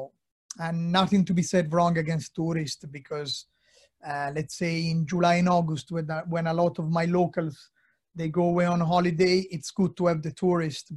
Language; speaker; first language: English; non-native, fluent; Italian